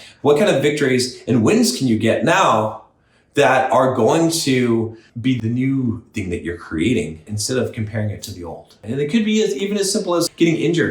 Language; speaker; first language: English; native; English